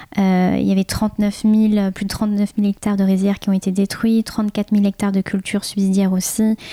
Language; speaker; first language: French; early bilingual, other home language; Khmer